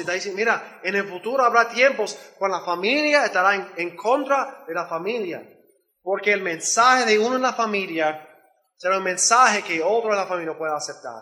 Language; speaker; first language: Spanish; non-native, learner; English